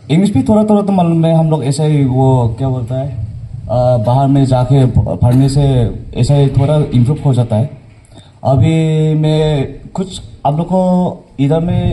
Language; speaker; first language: Hindi; non-native, local second language; Garo